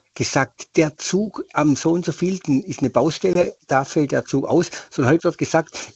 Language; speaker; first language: German; native; German